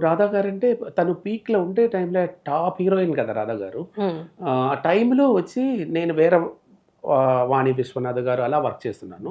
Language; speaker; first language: Telugu; non-native, local second language; Tamil